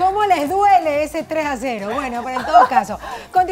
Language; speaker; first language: Spanish; native; Spanish